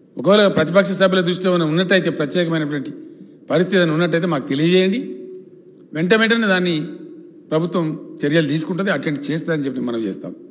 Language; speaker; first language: Telugu; native; Telugu